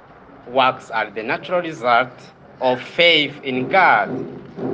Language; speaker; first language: English; non-native, local second language; Kinyarwanda